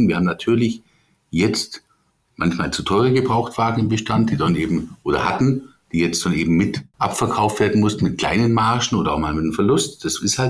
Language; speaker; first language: German; native; German